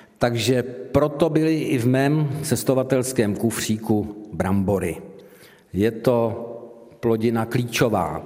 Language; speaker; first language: Czech; native; Czech